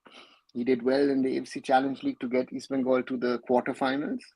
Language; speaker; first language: English; non-native, local second language; Bangla